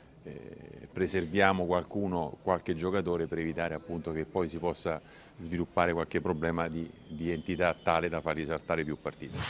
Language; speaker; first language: Italian; native; Italian